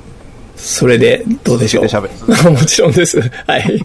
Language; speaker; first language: Japanese; native; Japanese